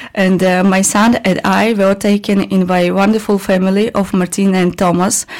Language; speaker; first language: English; non-native, learner; Russian